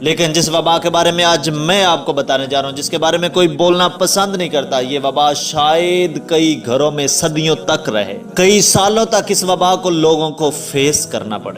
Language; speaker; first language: Urdu; native; Urdu